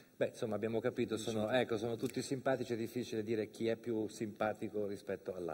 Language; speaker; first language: Italian; native; Italian